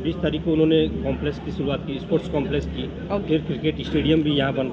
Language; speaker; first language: Hindi; native; Hindi